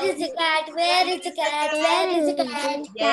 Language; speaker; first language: English; non-native, local second language; Hindi